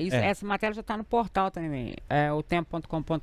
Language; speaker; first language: Portuguese; native; Portuguese